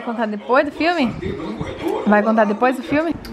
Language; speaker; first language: Portuguese; native; Portuguese